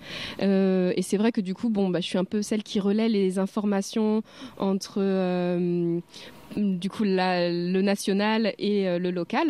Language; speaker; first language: French; native; French